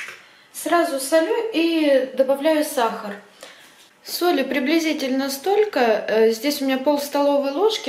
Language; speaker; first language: Russian; native; Russian